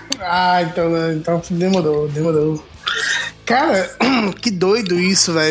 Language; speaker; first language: Portuguese; native; Portuguese